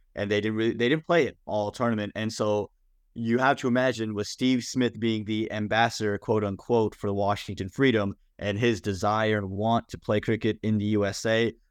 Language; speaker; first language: English; native; English